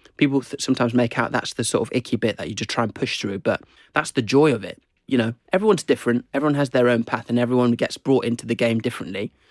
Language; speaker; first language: English; native; English